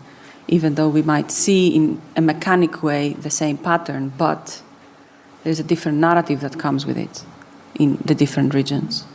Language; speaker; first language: English; non-native, fluent; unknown